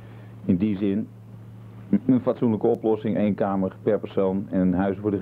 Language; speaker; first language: Dutch; native; Dutch